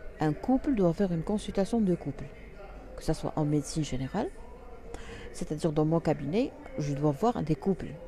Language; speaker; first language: French; non-native, local second language; Arabic